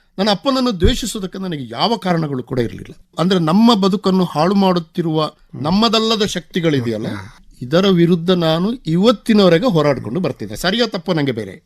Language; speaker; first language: Kannada; non-native, local second language; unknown